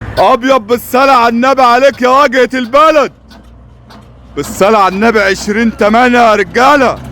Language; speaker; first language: Arabic; native; Arabic